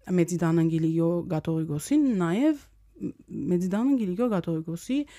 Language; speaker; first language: Armenian; early bilingual, heritage; Armenian